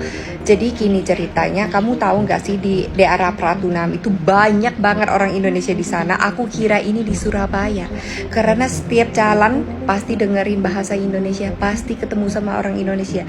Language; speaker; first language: Indonesian; non-native, learner; Thai